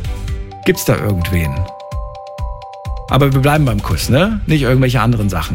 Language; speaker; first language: German; native; German